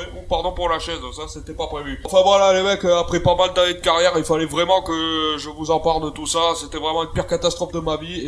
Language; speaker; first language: French; native; French